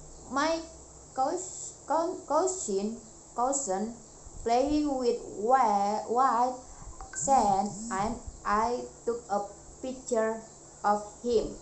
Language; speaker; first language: English; non-native, learner; Indonesian